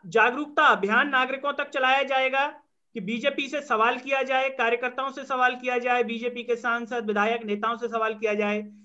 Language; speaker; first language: Hindi; native; Hindi